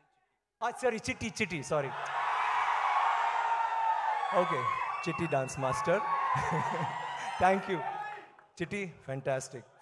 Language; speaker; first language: Telugu; non-native, learner; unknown